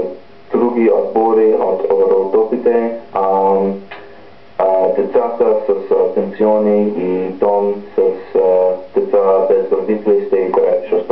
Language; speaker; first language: Bulgarian; non-native, learner; English